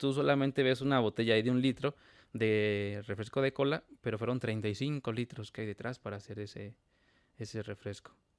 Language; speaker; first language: Spanish; native; Spanish